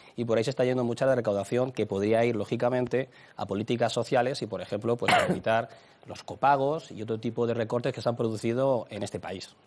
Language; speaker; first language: Spanish; native; Spanish